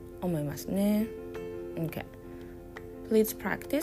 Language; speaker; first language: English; non-native, fluent; Japanese